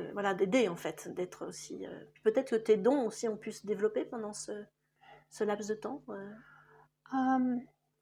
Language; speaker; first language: French; native; French